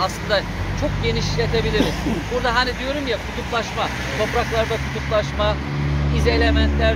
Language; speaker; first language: Turkish; native; Turkish